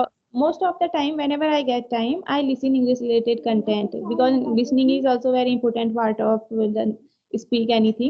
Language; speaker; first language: English; non-native, learner; Hindi